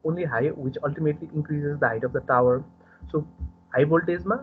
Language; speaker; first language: English; non-native, local second language; Nepali